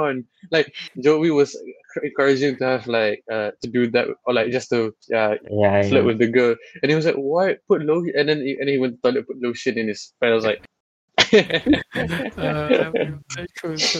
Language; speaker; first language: English; non-native, local second language; Malay